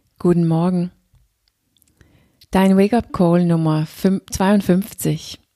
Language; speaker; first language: German; non-native, fluent; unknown